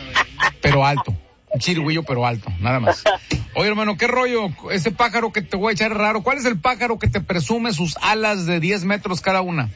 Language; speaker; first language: Spanish; native; Spanish